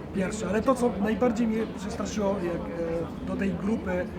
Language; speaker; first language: Polish; non-native, learner; Italian